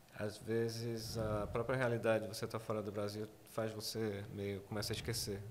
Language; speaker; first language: Portuguese; native; Portuguese